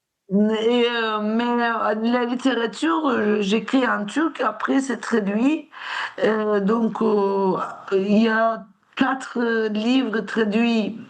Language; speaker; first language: French; non-native, fluent; Turkish